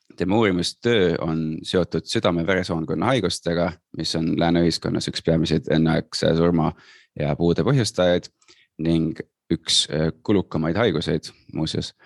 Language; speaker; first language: Estonian; native; Estonian